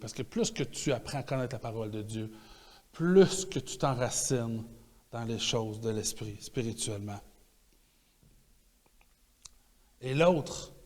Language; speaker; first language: French; native; French